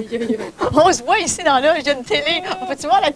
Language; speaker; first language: French; native; French